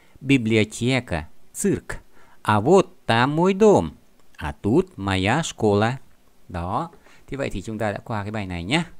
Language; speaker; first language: Vietnamese; native; Vietnamese